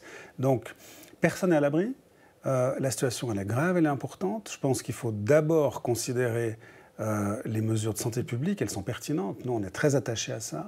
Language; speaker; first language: French; native; French